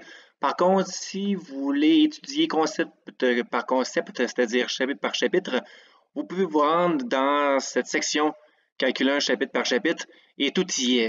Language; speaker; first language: French; native; French